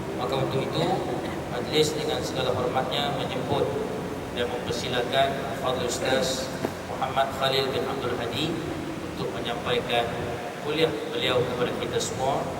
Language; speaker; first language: Malay; native; Malay